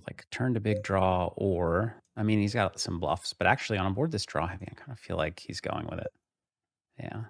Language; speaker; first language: English; native; English